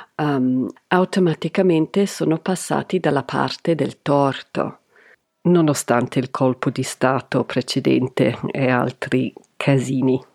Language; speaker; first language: Italian; non-native, fluent; English